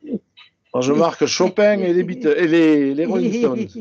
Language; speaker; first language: French; native; French